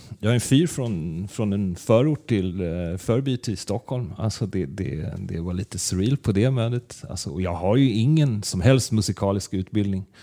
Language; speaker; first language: Swedish; native; Swedish